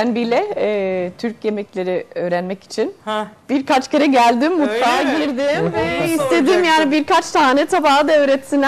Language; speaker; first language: Turkish; non-native, fluent; Spanish